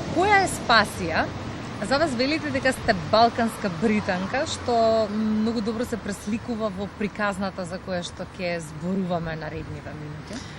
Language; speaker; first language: Macedonian; native; Macedonian